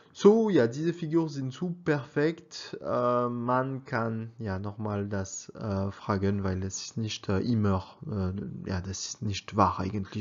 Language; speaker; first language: German; non-native, learner; French